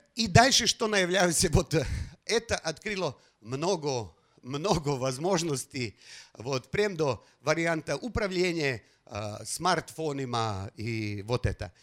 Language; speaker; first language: Russian; non-native, fluent; Slovenian